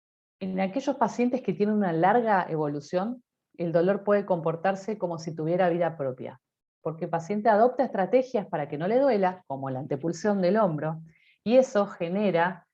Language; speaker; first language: Spanish; native; Spanish